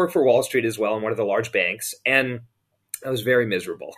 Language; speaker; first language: English; native; English